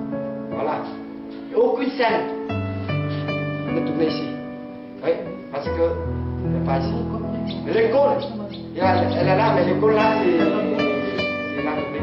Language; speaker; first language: French; non-native, learner; Vietnamese